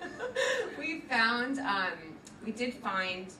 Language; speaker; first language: English; native; English